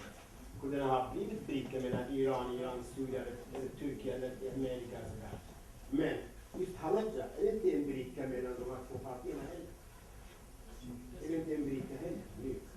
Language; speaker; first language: Swedish; non-native, fluent; Kurdish